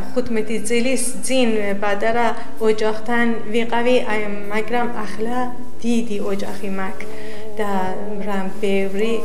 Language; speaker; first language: Georgian; non-native, learner; Persian